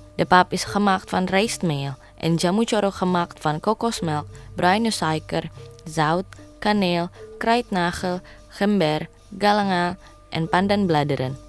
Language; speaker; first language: Dutch; non-native, fluent; Indonesian